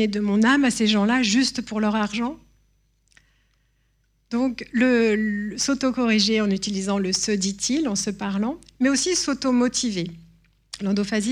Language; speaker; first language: French; native; French